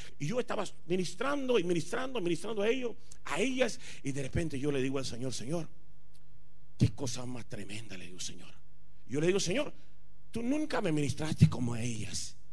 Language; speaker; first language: Spanish; non-native, fluent; Punjabi